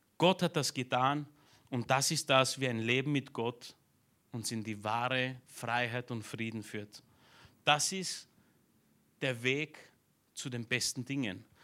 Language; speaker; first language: German; early bilingual, other home language; Romanian